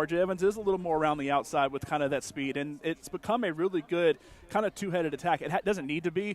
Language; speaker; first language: English; native; English